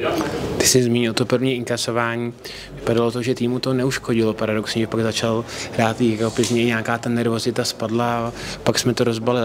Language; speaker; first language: Czech; native; Czech